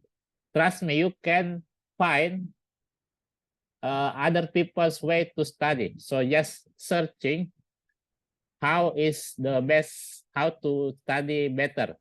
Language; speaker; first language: English; non-native, learner; Indonesian